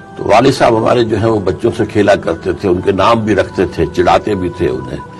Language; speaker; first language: Urdu; native; Urdu